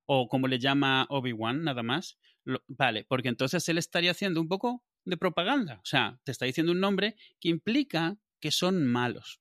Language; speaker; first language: Spanish; native; Spanish